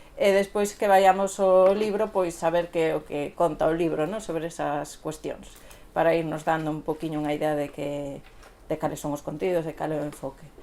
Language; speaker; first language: Galician; native; Galician